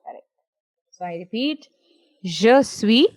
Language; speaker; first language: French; non-native, fluent; Hindi